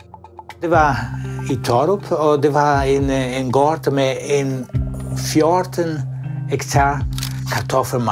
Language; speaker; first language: Danish; non-native, fluent; Italian